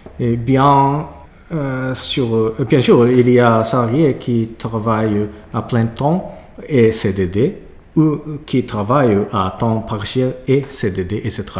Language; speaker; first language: French; non-native, learner; Japanese